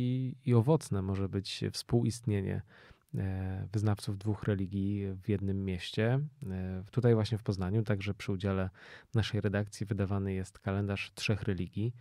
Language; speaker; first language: Polish; native; Polish